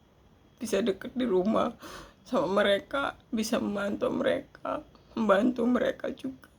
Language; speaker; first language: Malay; non-native, local second language; Javanese